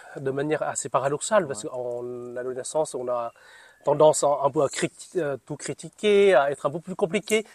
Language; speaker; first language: French; non-native, fluent; Vietnamese